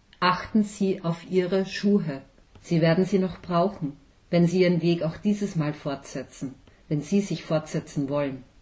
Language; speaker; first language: German; native; German